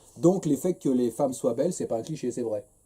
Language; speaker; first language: French; native; French